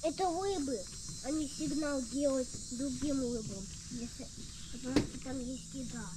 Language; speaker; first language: Russian; early bilingual, heritage; Russian